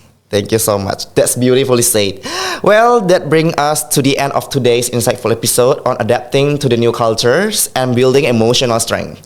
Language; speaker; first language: English; non-native, fluent; Indonesian